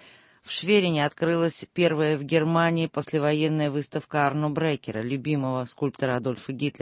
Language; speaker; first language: Russian; native; Russian